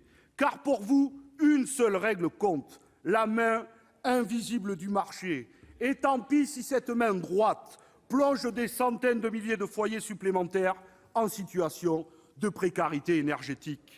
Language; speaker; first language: French; native; French